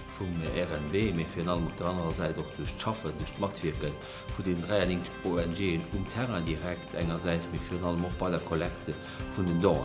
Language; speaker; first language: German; non-native, local second language; Luxembourgish